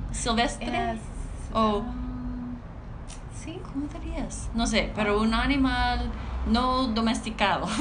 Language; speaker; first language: Spanish; non-native, learner; English